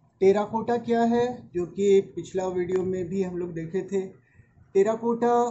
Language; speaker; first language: Hindi; native; Hindi